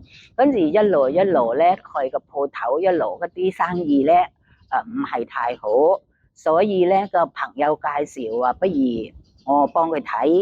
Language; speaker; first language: Cantonese; non-native, learner; Thai